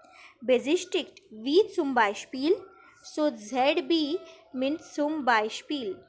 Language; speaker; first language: German; non-native, learner; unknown